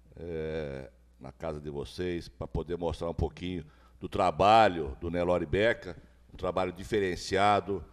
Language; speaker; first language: Portuguese; native; Portuguese